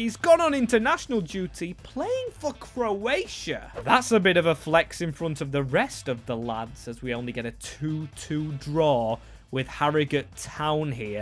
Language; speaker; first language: English; native; English